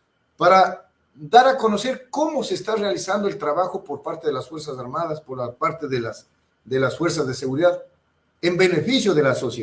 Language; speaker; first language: Spanish; native; Spanish